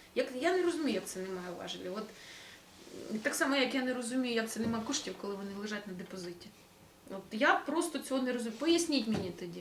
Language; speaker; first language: Ukrainian; native; Ukrainian